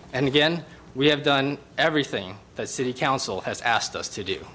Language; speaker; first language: English; native; English